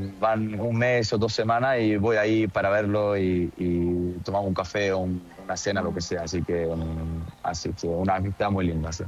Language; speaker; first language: Spanish; early bilingual, heritage; Norwegian